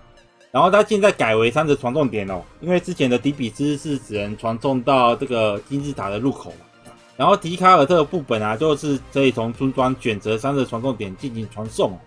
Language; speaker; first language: Chinese; native; Chinese